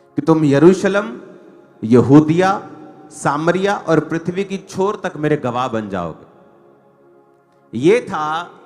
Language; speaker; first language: Hindi; non-native, local second language; Punjabi